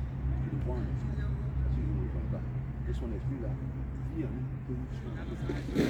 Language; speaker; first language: French; non-native, local second language; Baoulé